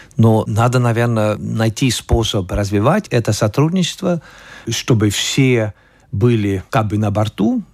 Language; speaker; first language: Russian; non-native, fluent; Swedish